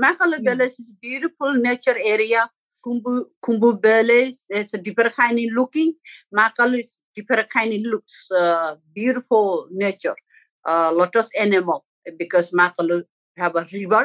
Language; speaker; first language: English; non-native, local second language; Sherpa